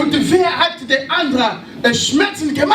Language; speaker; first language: German; non-native, learner; French